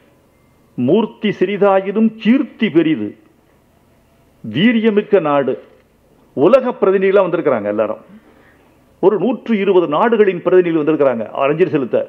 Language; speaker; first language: Tamil; native; Tamil